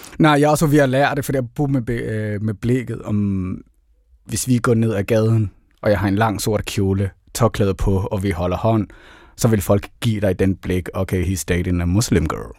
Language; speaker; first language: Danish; early bilingual, other home language; Somali